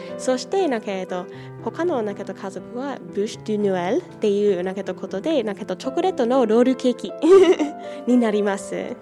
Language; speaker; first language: Japanese; non-native, fluent; English